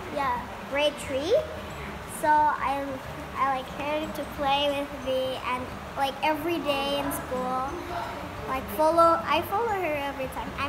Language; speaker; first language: English; early bilingual, other home language; Indonesian